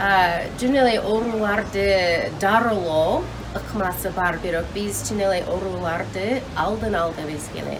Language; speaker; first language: Kyrgyz; non-native, learner; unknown